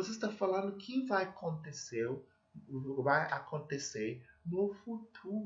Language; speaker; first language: Portuguese; non-native, fluent; English